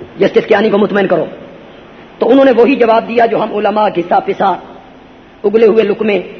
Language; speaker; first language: Urdu; non-native, local second language; Punjabi